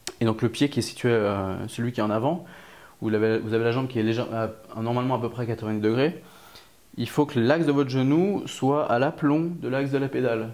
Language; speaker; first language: French; native; French